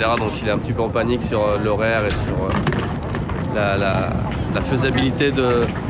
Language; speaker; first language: French; native; French